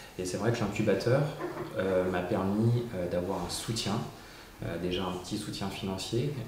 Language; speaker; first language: French; native; French